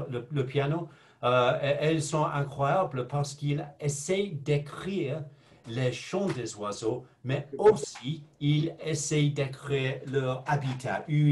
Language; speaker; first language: French; non-native, fluent; English